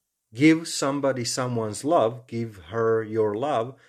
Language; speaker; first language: English; non-native, fluent; Slovak